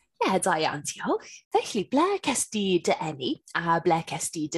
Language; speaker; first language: Welsh; non-native, learner; English